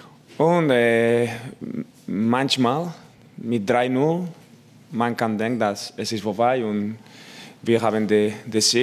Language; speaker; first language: German; non-native, learner; Spanish